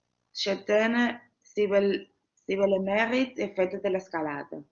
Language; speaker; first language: French; non-native, learner; Spanish